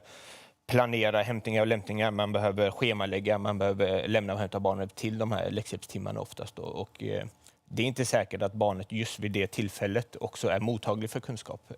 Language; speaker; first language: Swedish; native; Swedish